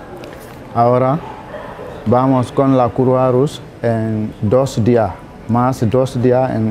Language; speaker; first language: Spanish; non-native, learner; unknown